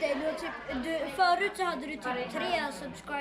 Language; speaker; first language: Swedish; native; Swedish